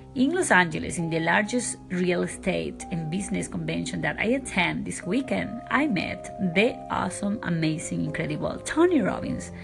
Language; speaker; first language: English; non-native, fluent; Spanish